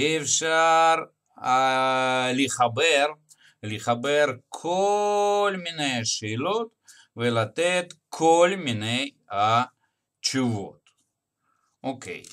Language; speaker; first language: Hebrew; non-native, fluent; Russian